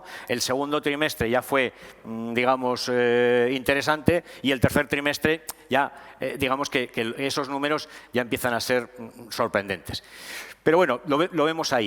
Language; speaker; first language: Spanish; native; Spanish